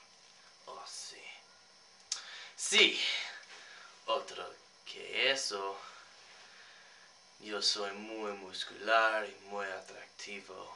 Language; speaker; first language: Spanish; non-native, learner; English